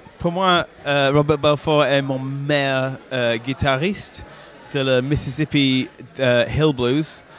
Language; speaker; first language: French; non-native, learner; English